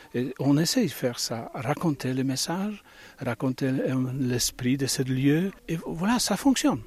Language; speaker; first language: French; non-native, fluent; Italian